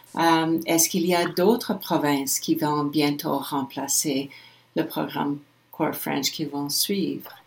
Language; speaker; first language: French; non-native, local second language; English